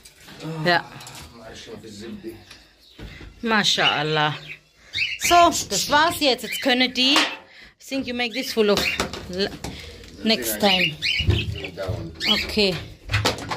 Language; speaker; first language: German; native; German